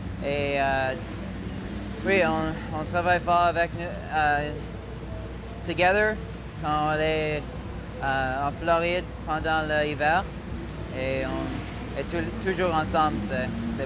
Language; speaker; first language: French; non-native, local second language; English